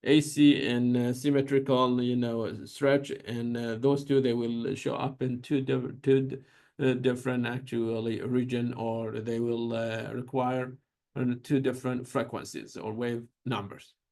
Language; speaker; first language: English; non-native, fluent; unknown